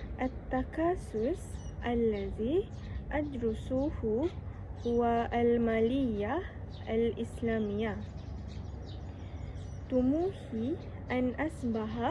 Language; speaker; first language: Arabic; non-native, learner; Malay